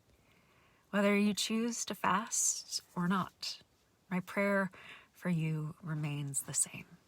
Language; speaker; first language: English; native; English